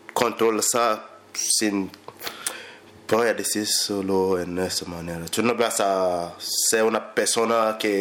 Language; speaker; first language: Spanish; non-native, learner; English